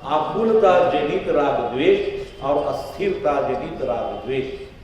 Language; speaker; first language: Hindi; non-native, local second language; Marathi